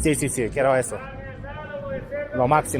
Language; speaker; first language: Spanish; non-native, learner; Hebrew